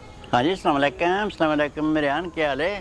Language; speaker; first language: Hindi; non-native, local second language; Punjabi